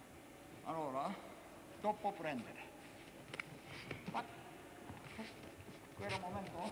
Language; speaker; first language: Italian; non-native, learner; Japanese